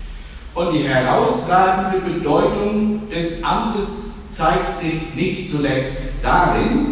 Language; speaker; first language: German; native; German